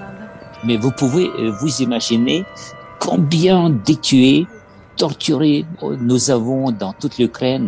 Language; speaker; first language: French; non-native, fluent; Ukrainian